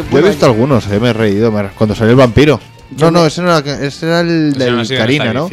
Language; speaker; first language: Spanish; native; Spanish